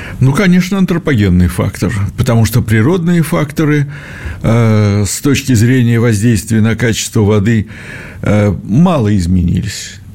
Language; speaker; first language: Russian; native; Russian